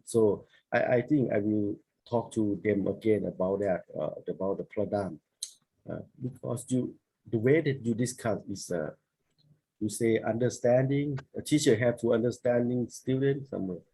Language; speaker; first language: English; non-native, learner; Thai